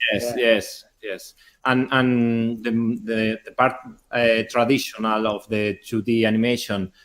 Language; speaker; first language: English; non-native, learner; Spanish